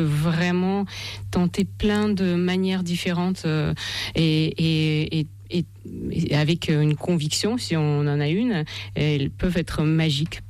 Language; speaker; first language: French; non-native, fluent; Russian